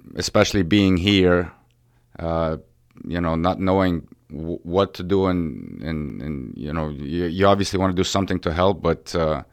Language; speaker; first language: English; early bilingual, other home language; Ukrainian